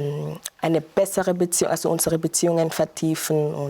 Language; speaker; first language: German; non-native, fluent; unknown